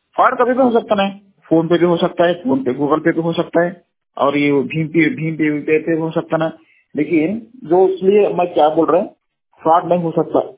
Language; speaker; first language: Hindi; non-native, local second language; Kannada